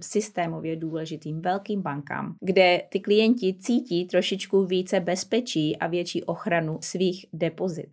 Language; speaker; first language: Czech; native; Czech